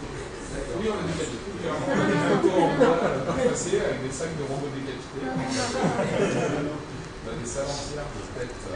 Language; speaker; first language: French; native; French